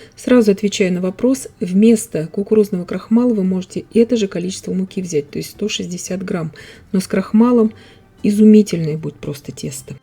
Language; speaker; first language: Russian; native; Russian